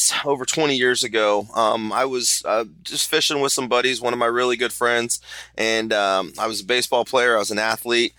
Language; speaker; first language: English; native; English